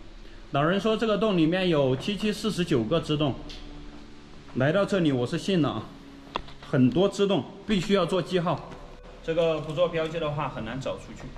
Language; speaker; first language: Chinese; native; Chinese